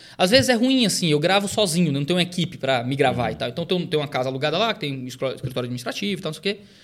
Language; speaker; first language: Portuguese; native; Portuguese